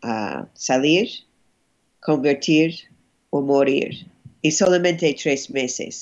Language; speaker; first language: Spanish; non-native, fluent; English